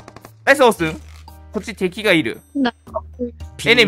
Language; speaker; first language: Japanese; native; Japanese